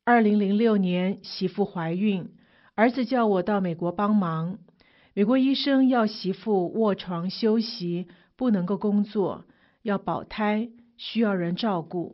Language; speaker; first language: Chinese; native; Chinese